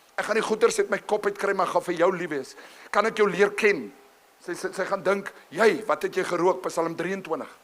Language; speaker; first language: Afrikaans; native; Afrikaans